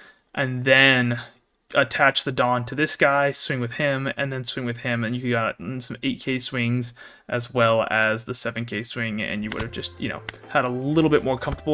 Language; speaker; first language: English; native; English